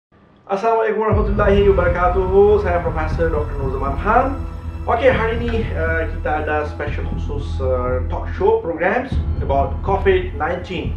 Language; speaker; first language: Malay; non-native, learner; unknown